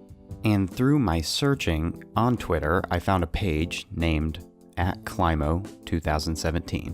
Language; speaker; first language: English; native; English